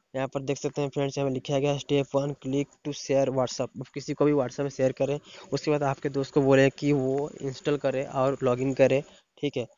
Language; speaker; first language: Hindi; non-native, local second language; Odia